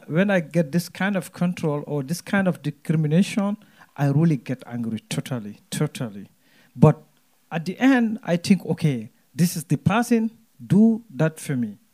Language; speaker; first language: English; non-native, local second language; Wolof